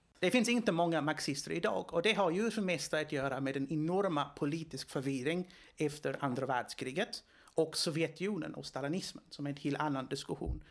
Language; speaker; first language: Swedish; non-native, fluent; Greek